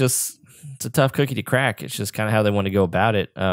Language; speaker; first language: English; native; English